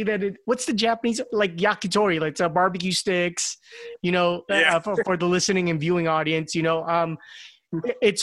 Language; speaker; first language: English; non-native, local second language; Filipino